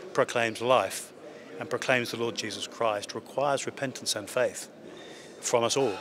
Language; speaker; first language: English; native; English